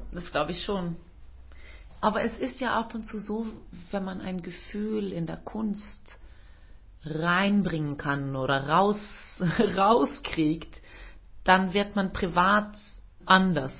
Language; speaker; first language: German; non-native, fluent; Norwegian